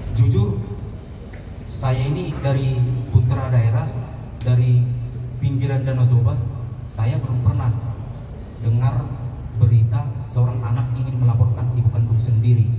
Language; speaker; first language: Indonesian; non-native, local second language; Batak Toba